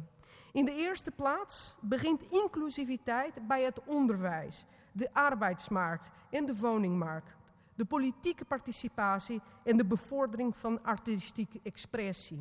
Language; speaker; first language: Dutch; non-native, fluent; Portuguese